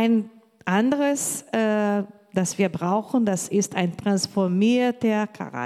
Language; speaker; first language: German; non-native, learner; Portuguese